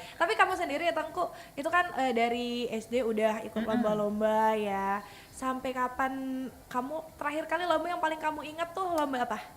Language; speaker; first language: Indonesian; native; Indonesian